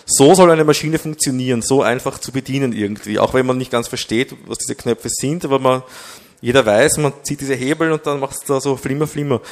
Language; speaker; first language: German; native; German